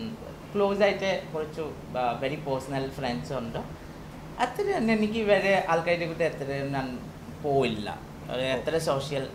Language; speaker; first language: Malayalam; non-native, learner; Assamese